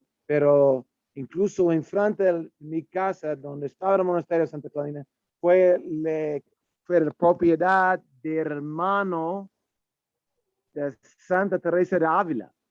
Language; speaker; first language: Spanish; non-native, learner; English